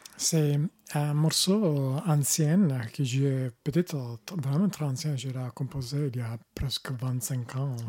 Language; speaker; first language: French; non-native, learner; Italian